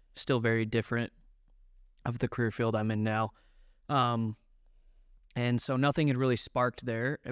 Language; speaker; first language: English; native; English